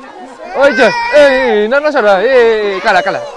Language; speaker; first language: Portuguese; non-native, learner; Vietnamese